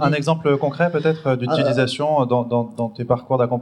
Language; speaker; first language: French; native; French